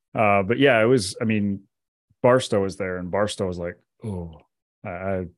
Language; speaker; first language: English; native; English